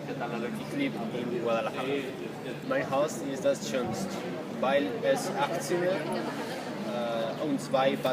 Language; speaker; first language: German; non-native, learner; Spanish